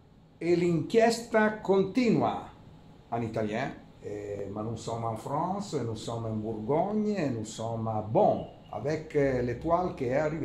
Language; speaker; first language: French; non-native, learner; Italian